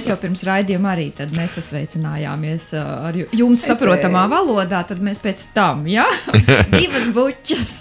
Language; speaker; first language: Latvian; native; Latvian